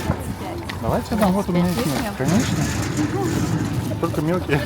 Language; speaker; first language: Russian; native; Russian